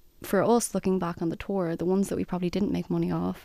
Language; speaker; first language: English; native; English